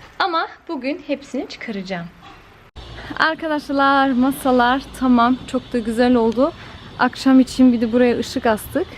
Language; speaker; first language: Turkish; early bilingual, heritage; Turkish